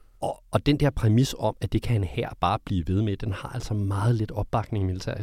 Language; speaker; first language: Danish; native; Danish